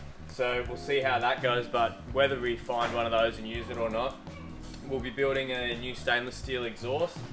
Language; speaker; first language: English; native; English